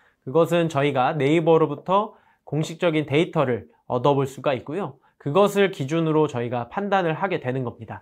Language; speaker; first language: Korean; native; Korean